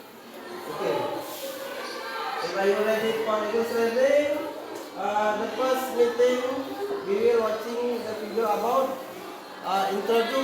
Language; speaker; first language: English; non-native, learner; Indonesian